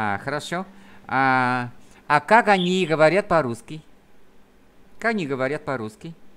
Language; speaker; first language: Russian; non-native, fluent; Vietnamese